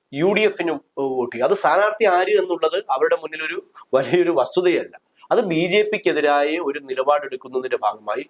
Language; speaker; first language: Malayalam; native; Malayalam